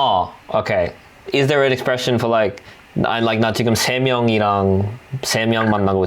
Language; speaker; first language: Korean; non-native, fluent; English